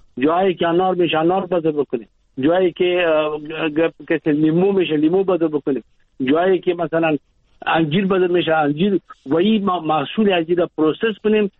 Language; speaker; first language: Persian; native; Persian